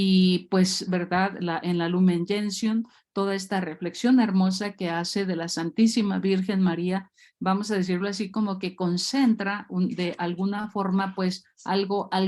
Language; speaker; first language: Spanish; native; Spanish